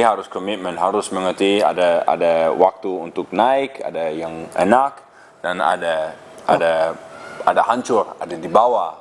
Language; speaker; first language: Indonesian; non-native, learner; English